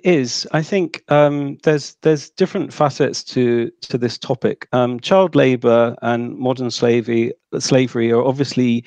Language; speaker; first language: English; native; English